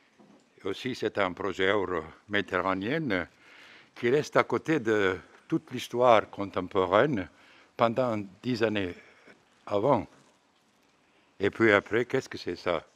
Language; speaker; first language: French; non-native, fluent; Bosnian